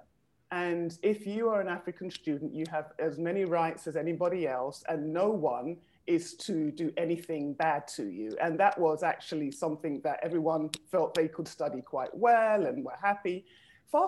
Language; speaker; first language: English; native; English